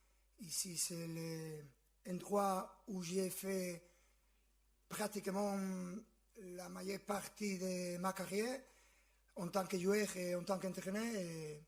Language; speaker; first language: French; non-native, fluent; Spanish